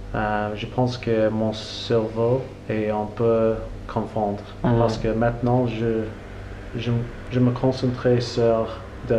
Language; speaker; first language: French; non-native, learner; English